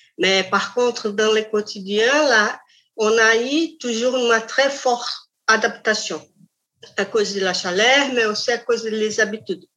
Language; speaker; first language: French; non-native, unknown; Portuguese